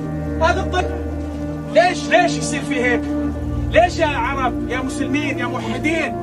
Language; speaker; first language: Arabic; native; Arabic